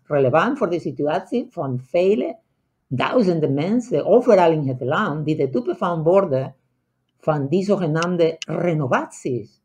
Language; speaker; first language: Dutch; non-native, fluent; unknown